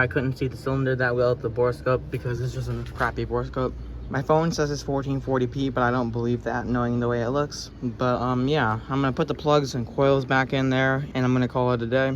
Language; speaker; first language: English; native; English